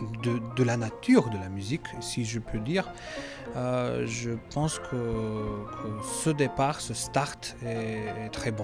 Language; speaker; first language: French; non-native, learner; Macedonian